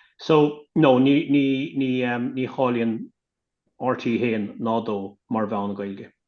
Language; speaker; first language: Irish; native; Irish